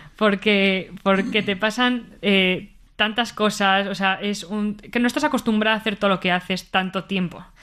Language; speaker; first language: Spanish; native; Spanish